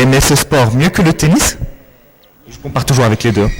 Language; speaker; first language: French; native; French